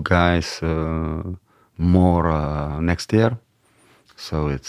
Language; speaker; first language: English; non-native, learner; Czech